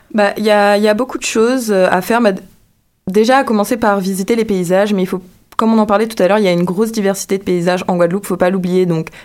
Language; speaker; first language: French; native; French